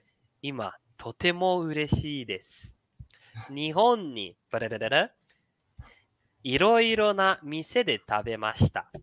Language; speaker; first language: Japanese; non-native, learner; Portuguese